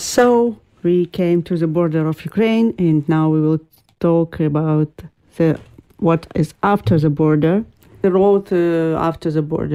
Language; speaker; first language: English; non-native, learner; Ukrainian